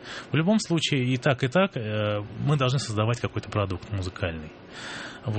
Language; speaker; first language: Russian; native; Russian